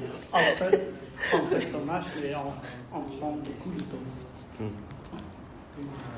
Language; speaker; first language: French; non-native, learner; Khmer